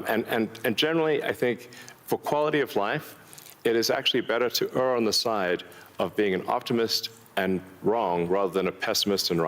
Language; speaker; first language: English; early bilingual, other home language; Afrikaans